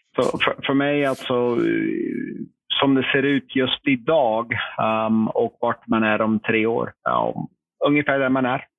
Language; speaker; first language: Swedish; non-native, fluent; English